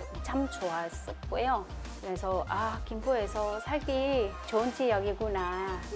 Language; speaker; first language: Korean; non-native, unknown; Vietnamese